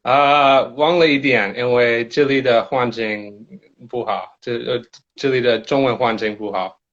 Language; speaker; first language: Chinese; non-native, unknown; English